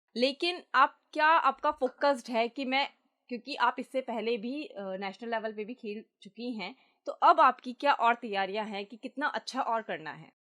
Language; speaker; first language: Hindi; native; Hindi